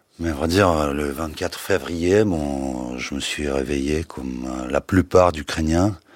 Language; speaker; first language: French; non-native, fluent; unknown